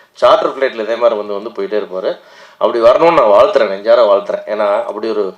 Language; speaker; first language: Tamil; native; Tamil